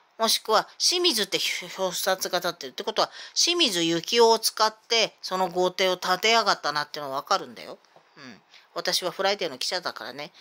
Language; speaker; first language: Japanese; native; Japanese